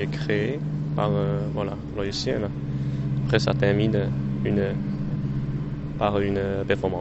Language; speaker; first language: French; non-native, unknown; Chinese